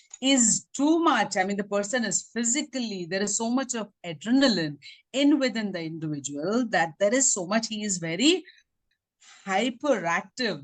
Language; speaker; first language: English; non-native, local second language; Tamil